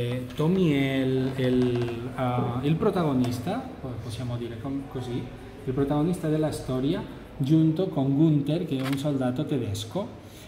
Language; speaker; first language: Italian; non-native, fluent; Catalan